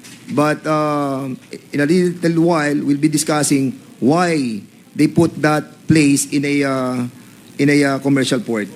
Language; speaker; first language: English; non-native, local second language; Filipino